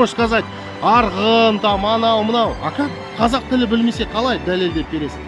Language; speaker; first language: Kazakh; non-native, local second language; Russian